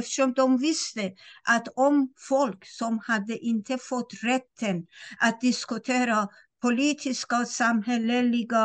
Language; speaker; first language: Swedish; non-native, fluent; Persian